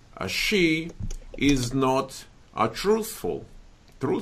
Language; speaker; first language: English; non-native, fluent; Russian